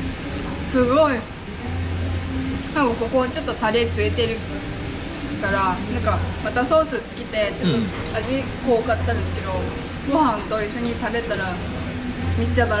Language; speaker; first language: Japanese; non-native, fluent; Vietnamese